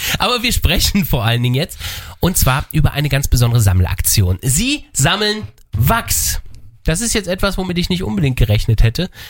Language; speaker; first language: German; native; German